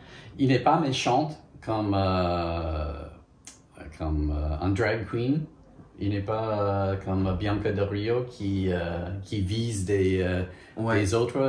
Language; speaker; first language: French; non-native, fluent; English